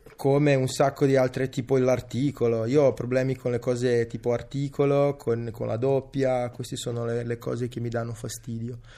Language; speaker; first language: Italian; early bilingual, other home language; Serbian